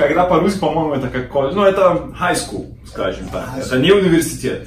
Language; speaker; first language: Russian; non-native, learner; Portuguese